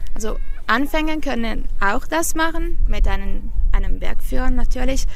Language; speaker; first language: German; non-native, fluent; Italian